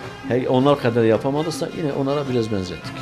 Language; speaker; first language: Turkish; native; Turkish